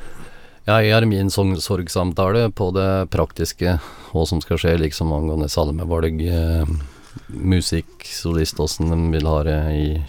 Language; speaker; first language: Norwegian; native; Norwegian